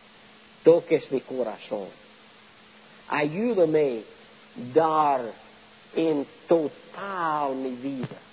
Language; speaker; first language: Spanish; non-native, learner; English